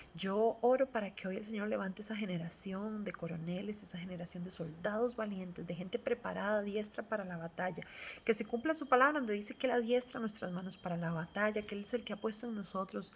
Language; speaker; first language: Spanish; native; Spanish